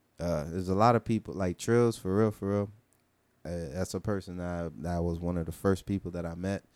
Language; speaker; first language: English; early bilingual, other home language; Haitian Creole